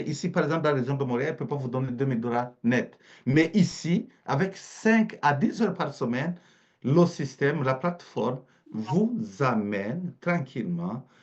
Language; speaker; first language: French; native; French